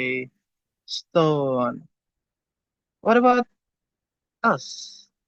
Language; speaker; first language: English; non-native, learner; Indonesian